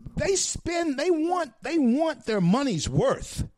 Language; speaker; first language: English; native; English